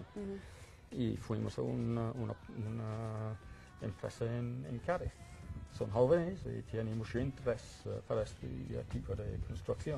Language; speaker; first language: Spanish; non-native, fluent; English